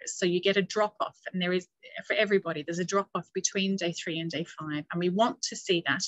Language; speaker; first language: English; native; English